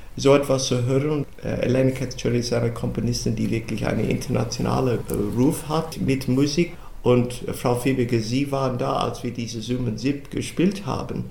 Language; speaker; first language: German; non-native, fluent; English